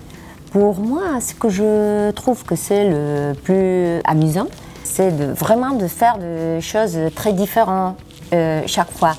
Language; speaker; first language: French; non-native, fluent; Spanish